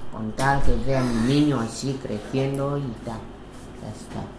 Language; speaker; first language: Spanish; non-native, local second language; Fang